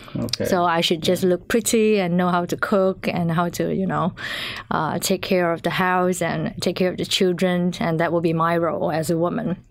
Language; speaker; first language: English; non-native, local second language; Chinese